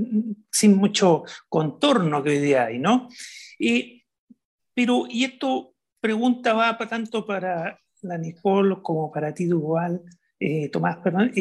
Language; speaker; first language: Spanish; native; Spanish